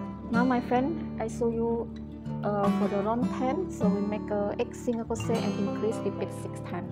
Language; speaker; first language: English; non-native, learner; Indonesian